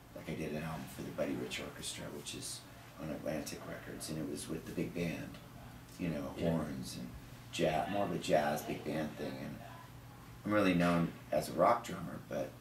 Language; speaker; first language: English; native; English